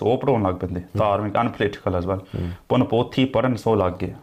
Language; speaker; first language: English; early bilingual, other home language; Punjabi